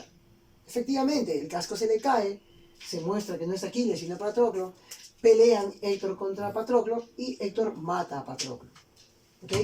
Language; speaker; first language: Spanish; native; Spanish